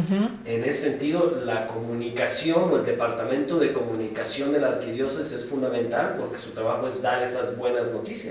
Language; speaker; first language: Spanish; native; Spanish